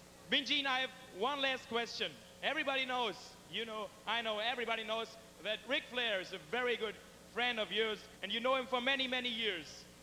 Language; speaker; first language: English; non-native, fluent; German